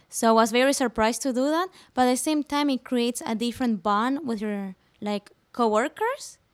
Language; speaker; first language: English; non-native, fluent; Spanish